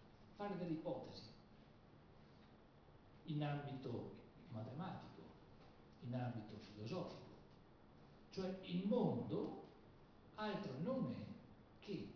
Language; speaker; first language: Italian; native; Italian